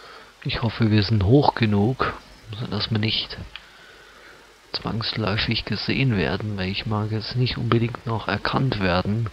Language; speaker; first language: German; native; German